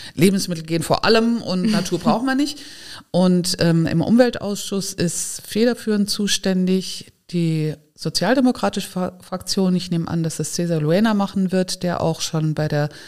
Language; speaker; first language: German; native; German